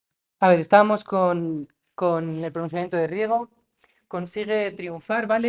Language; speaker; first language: Spanish; native; Spanish